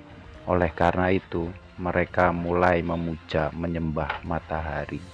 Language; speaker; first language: Indonesian; native; Indonesian